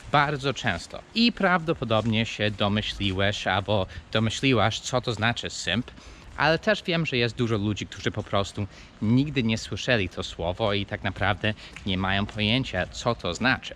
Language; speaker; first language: Polish; non-native, fluent; English